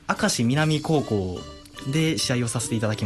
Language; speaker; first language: Japanese; native; Japanese